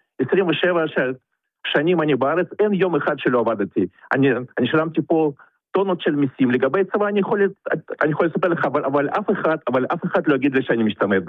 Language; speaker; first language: Hebrew; non-native, fluent; Russian